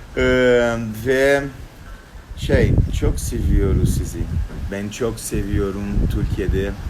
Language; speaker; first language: Turkish; non-native, learner; Portuguese